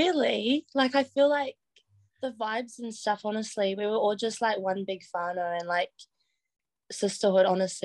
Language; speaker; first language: English; native; English